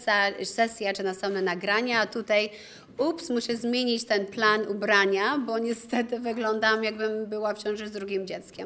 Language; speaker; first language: Polish; early bilingual, other home language; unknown